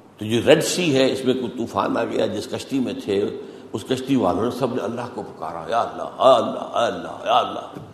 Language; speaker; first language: Urdu; native; Urdu